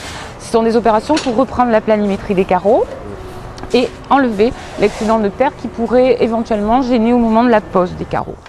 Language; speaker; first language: French; native; French